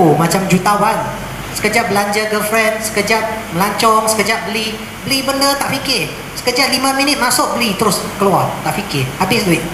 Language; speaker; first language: Malay; non-native, local second language; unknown